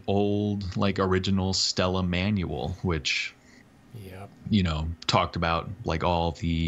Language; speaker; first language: English; native; English